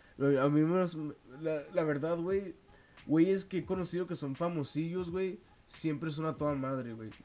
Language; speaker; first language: Spanish; early bilingual, heritage; Spanish